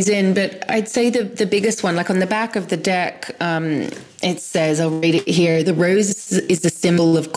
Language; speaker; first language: English; native; English